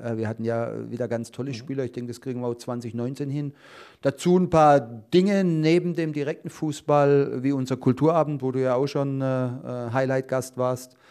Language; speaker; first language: German; native; German